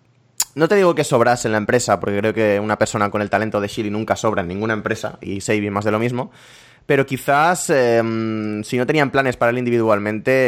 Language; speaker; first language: Spanish; native; Spanish